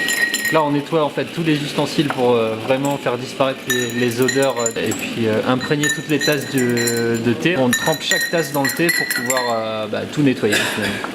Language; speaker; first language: French; native; French